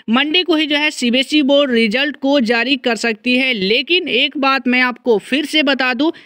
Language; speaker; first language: Hindi; native; Hindi